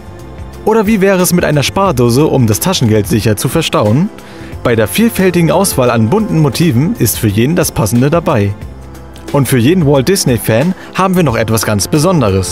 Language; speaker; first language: German; native; German